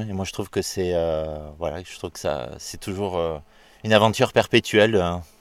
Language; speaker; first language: French; native; French